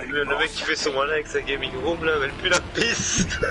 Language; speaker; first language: French; native; French